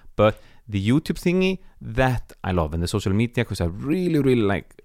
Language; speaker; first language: English; non-native, fluent; Icelandic